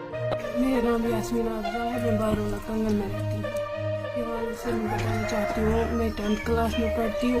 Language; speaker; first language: Hindi; non-native, local second language; Kashmiri